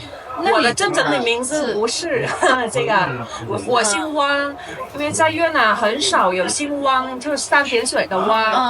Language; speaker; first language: Chinese; non-native, fluent; Vietnamese